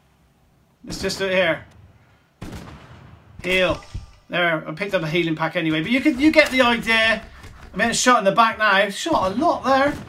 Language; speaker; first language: English; native; English